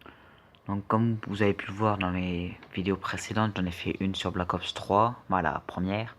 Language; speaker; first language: French; native; French